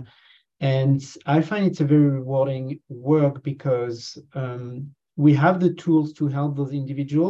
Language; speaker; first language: English; non-native, fluent; French